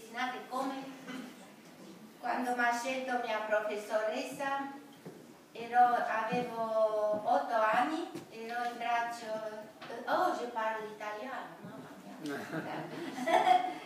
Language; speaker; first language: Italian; non-native, fluent; Romanian